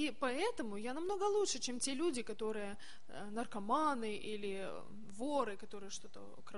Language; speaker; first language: Russian; native; Russian